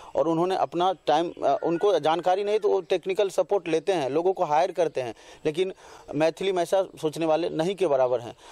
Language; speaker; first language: Hindi; non-native, local second language; Maithili